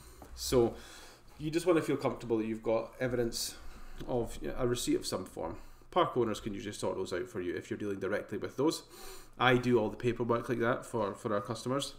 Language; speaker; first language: English; native; English